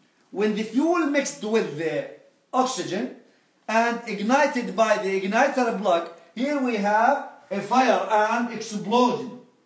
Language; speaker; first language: English; non-native, fluent; Arabic